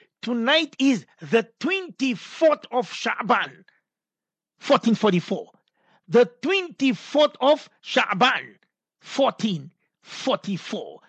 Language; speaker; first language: English; native; English